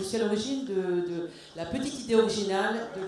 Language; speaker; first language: French; native; French